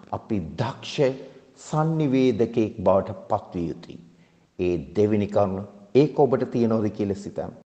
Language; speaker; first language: Sinhala; native; Sinhala